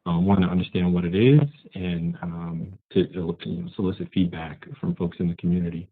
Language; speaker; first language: English; native; English